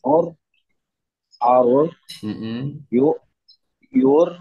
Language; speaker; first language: English; non-native, learner; Indonesian